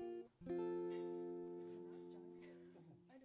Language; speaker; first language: English; non-native, learner; Japanese